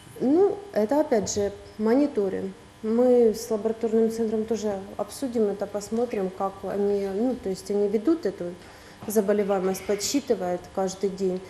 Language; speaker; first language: Russian; native; Russian